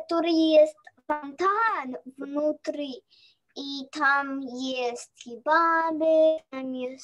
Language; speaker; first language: Russian; early bilingual, heritage; Russian